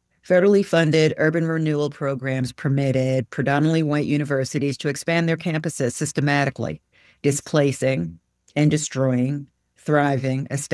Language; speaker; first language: English; native; English